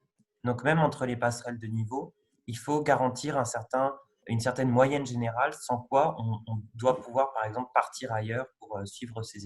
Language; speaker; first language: French; native; French